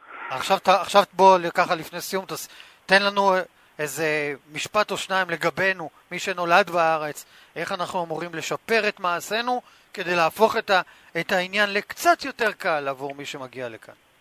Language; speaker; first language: Hebrew; native; Hebrew